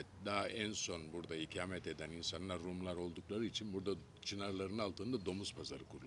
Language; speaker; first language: Turkish; native; Turkish